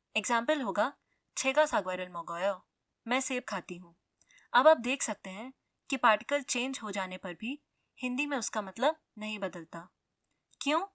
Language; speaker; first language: Hindi; native; Hindi